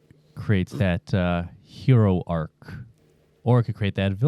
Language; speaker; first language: English; native; English